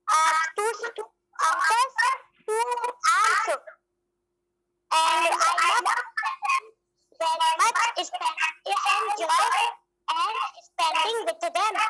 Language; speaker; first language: English; non-native, learner; Hindi